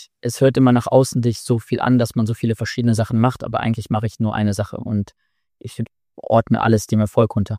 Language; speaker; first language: German; native; German